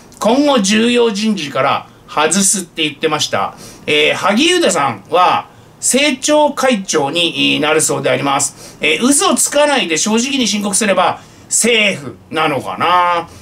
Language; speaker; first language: Japanese; native; Japanese